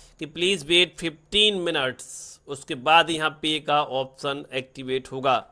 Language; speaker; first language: Hindi; native; Hindi